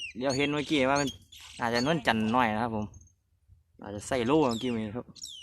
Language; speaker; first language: Thai; native; Thai